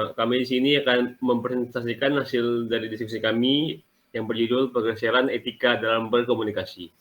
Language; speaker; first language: Indonesian; non-native, local second language; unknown